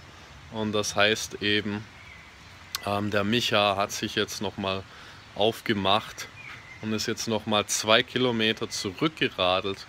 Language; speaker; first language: German; native; German